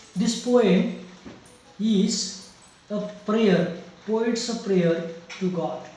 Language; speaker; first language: English; non-native, local second language; Marathi